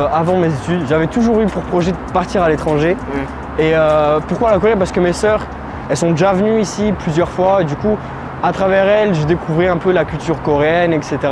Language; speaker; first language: French; early bilingual, other home language; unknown